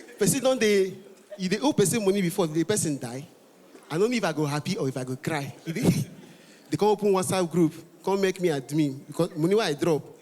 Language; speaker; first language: Nigerian Pidgin; non-native, local second language; Igbo